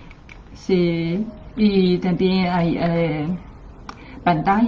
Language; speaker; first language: Spanish; non-native, learner; Chinese